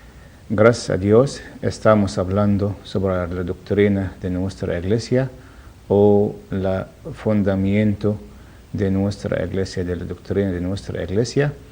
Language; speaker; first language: Spanish; non-native, learner; Arabic